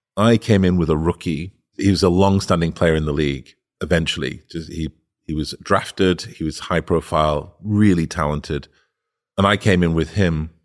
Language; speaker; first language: English; native; English